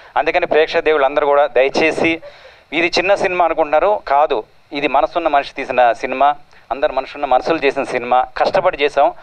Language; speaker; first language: Telugu; native; Telugu